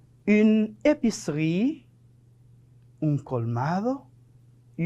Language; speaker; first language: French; non-native, fluent; Spanish